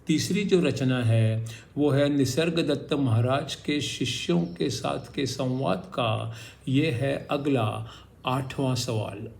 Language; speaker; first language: Hindi; non-native, local second language; Marathi